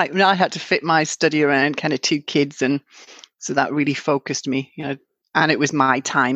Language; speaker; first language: English; native; English